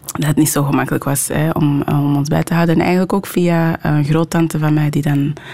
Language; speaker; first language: Dutch; early bilingual, other home language; French